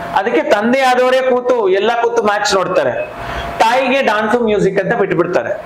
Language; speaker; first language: Kannada; non-native, local second language; Tamil